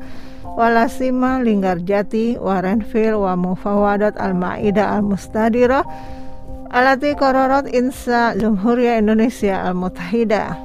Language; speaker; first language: Arabic; non-native, fluent; Indonesian